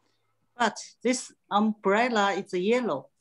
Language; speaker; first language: English; non-native, learner; Chinese